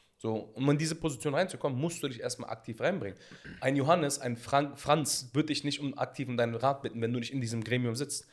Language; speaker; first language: German; early bilingual, other home language; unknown